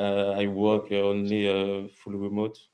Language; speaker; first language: English; non-native, learner; French